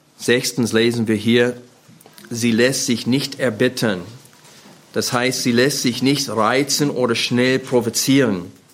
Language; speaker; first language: German; non-native, fluent; English